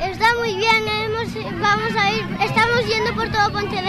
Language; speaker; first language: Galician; non-native, local second language; Spanish